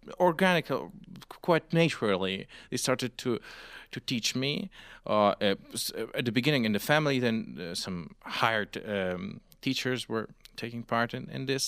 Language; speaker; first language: English; non-native, fluent; Russian